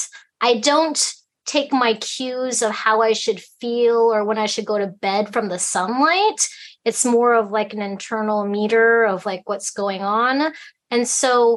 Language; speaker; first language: English; early bilingual, other home language; Cantonese